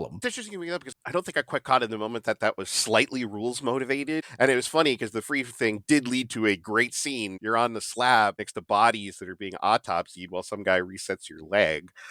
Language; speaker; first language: English; native; English